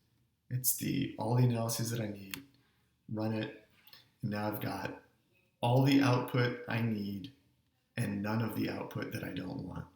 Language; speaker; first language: English; native; English